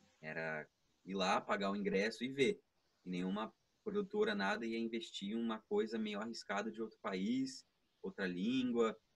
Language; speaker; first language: Portuguese; early bilingual, heritage; Portuguese